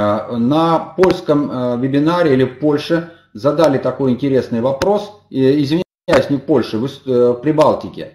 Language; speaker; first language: Russian; native; Russian